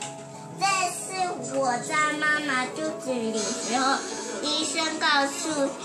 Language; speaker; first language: Chinese; early bilingual, heritage; Chinese